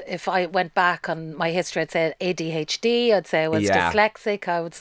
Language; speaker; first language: English; native; English